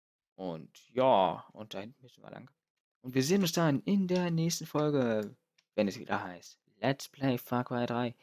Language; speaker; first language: German; native; German